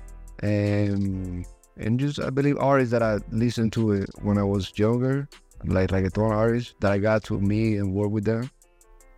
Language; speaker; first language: English; non-native, fluent; Spanish